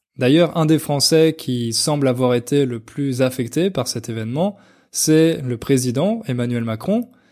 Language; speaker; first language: French; native; French